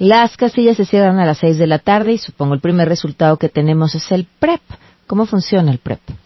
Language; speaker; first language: Spanish; native; Spanish